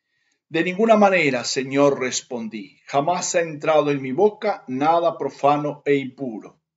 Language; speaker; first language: Spanish; native; Spanish